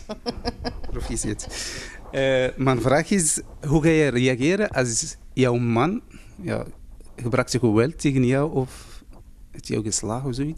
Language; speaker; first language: Dutch; non-native, fluent; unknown